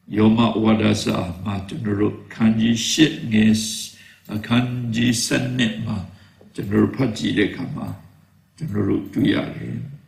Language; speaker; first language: Burmese; non-native, local second language; Kachin